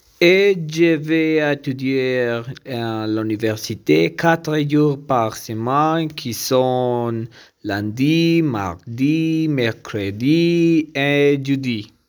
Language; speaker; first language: French; non-native, learner; Spanish